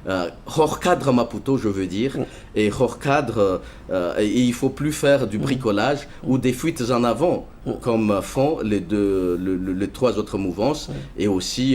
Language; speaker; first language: French; non-native, local second language; Malagasy